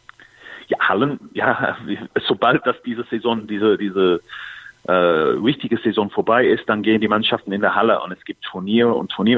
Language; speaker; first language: German; non-native, fluent; English